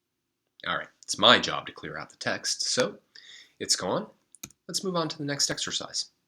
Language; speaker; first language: English; native; English